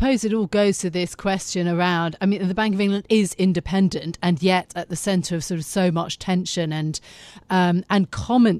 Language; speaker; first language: English; native; English